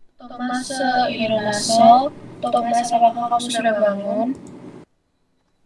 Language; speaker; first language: Korean; non-native, learner; Indonesian